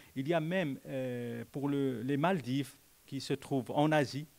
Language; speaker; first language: French; non-native, local second language; Arabic